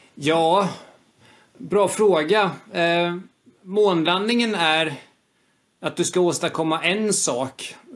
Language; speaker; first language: Swedish; native; Swedish